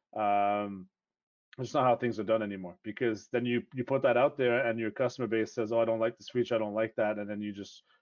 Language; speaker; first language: English; non-native, fluent; French